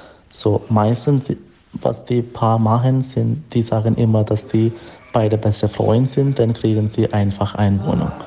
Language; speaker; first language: German; non-native, learner; Malayalam